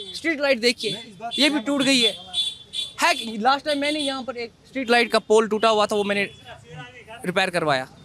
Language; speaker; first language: Hindi; native; Hindi